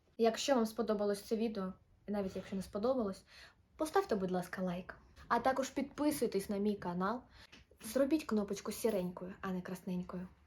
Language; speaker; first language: Ukrainian; non-native, local second language; Russian